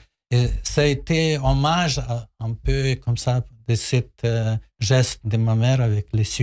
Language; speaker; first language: French; non-native, learner; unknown